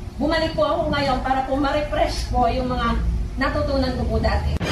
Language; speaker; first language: Filipino; native; Filipino